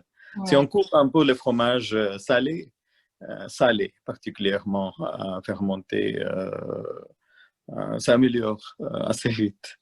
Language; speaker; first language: French; non-native, learner; Malayalam